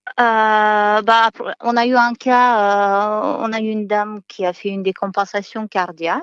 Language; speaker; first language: French; non-native, fluent; Romanian